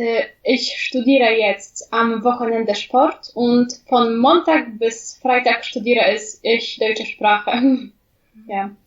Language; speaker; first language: German; non-native, fluent; Polish